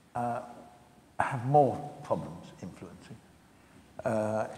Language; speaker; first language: English; native; English